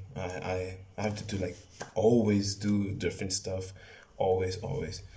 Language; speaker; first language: English; non-native, fluent; Spanish